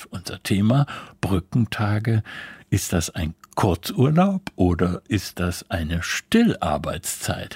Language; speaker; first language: German; native; German